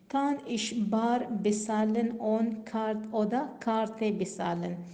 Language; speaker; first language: German; non-native, learner; Urdu